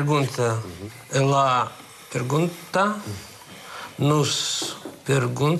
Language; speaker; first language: Portuguese; non-native, learner; Russian